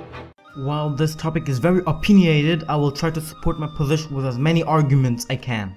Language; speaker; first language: English; non-native, fluent; German